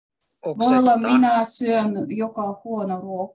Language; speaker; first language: Finnish; non-native, learner; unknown